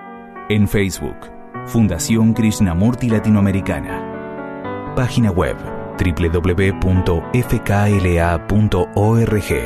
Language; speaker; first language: Spanish; native; Spanish